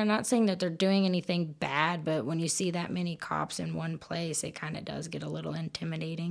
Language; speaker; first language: English; native; English